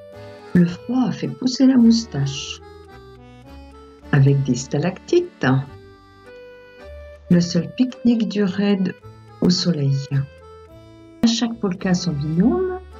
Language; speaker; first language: French; native; French